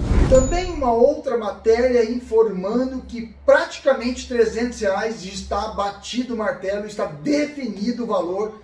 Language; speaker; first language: Portuguese; native; Portuguese